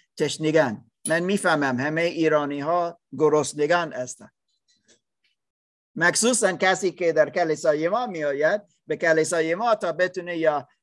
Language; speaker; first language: Persian; non-native, learner; English